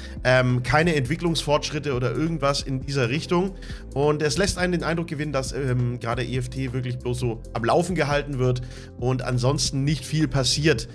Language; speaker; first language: German; native; German